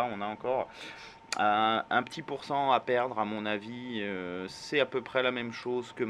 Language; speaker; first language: French; native; French